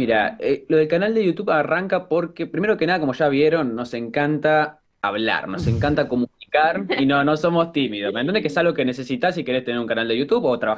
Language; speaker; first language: Spanish; native; Spanish